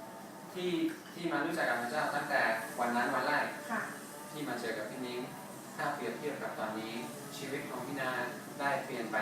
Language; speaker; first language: Thai; non-native, fluent; English